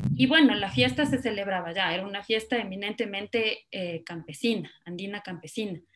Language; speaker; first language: Spanish; native; Spanish